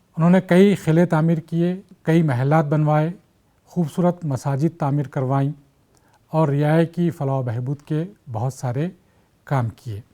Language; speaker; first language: Urdu; native; Urdu